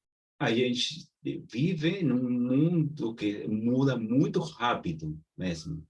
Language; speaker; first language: Portuguese; non-native, fluent; Spanish